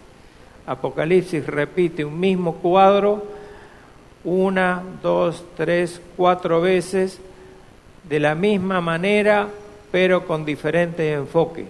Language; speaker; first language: Spanish; native; Spanish